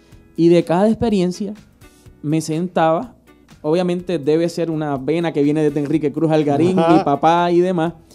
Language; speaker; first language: Spanish; native; Spanish